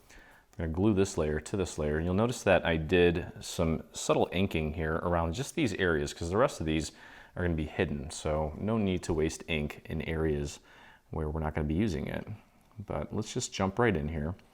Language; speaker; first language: English; native; English